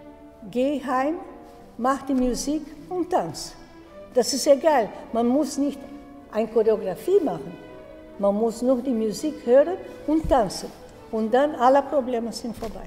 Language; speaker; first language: German; non-native, learner; Portuguese